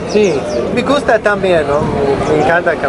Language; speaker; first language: Spanish; non-native, learner; English